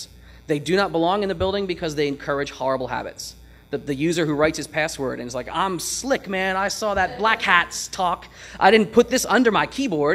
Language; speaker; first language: English; native; English